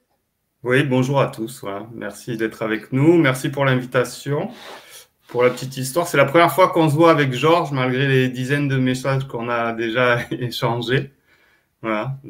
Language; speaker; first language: French; native; French